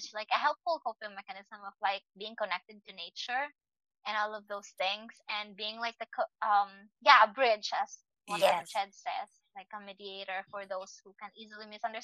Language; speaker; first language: English; non-native, local second language; Cebuano